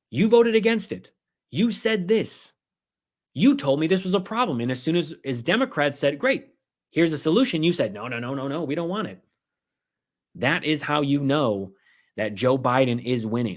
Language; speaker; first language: English; native; English